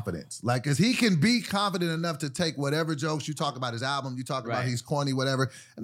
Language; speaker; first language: English; native; English